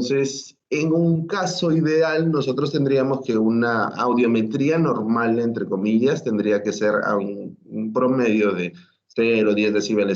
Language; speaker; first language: Spanish; native; Spanish